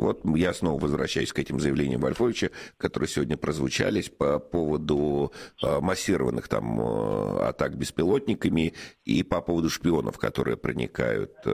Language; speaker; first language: Russian; native; Russian